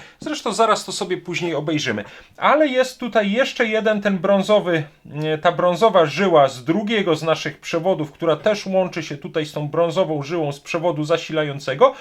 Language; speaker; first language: Polish; native; Polish